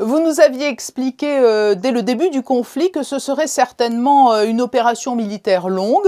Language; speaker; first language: French; native; French